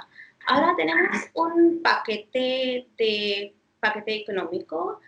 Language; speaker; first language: Spanish; non-native, fluent; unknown